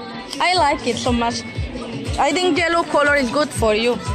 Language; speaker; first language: English; non-native, learner; Spanish